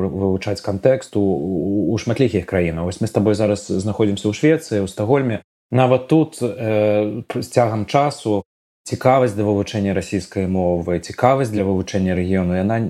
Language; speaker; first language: Belarusian; non-native, local second language; Russian